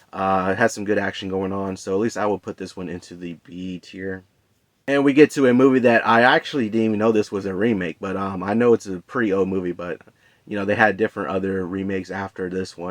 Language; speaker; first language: English; native; English